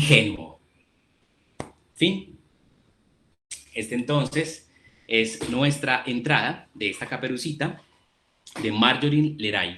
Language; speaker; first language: Spanish; native; Spanish